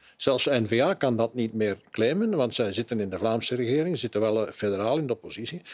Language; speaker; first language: Dutch; native; Dutch